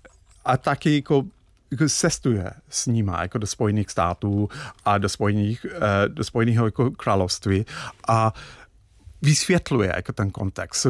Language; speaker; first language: Czech; non-native, fluent; English